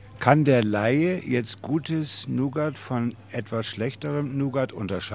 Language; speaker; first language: German; native; German